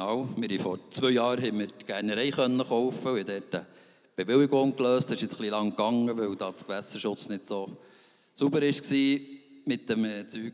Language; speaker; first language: German; native; German